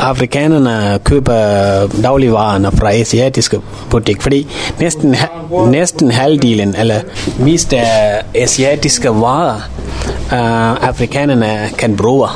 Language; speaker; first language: Danish; non-native, learner; Tamil